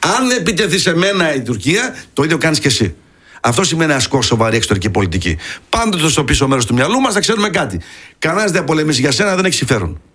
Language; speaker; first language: Greek; early bilingual, heritage; Greek